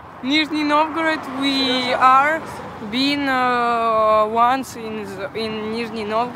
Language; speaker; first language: English; non-native, learner; Russian